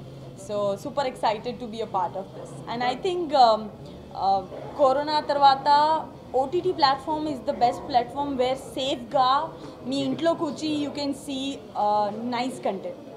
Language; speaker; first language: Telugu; non-native, learner; Gujarati